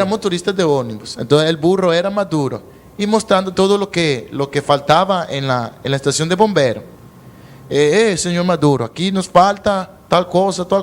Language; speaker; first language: Portuguese; non-native, learner; Spanish